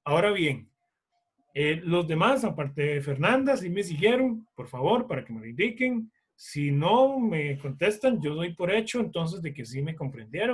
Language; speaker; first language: Spanish; native; Spanish